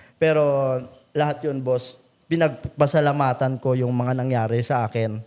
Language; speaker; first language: Filipino; native; Filipino